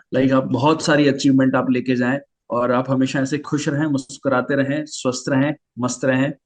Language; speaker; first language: Hindi; native; Hindi